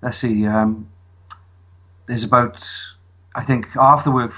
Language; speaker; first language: English; native; English